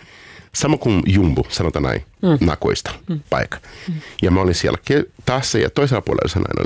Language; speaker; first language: Finnish; non-native, fluent; Portuguese